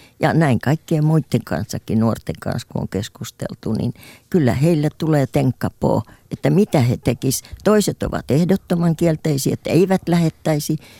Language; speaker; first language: Finnish; native; Finnish